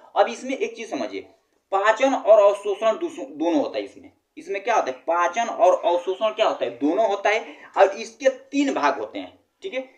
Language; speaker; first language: Hindi; native; Hindi